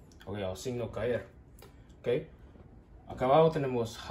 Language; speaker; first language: Spanish; non-native, learner; English